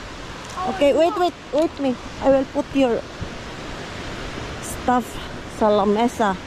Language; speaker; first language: English; non-native, local second language; Filipino